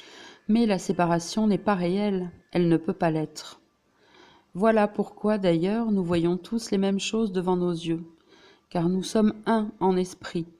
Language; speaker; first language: French; native; French